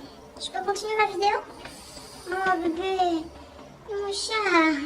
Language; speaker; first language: French; native; French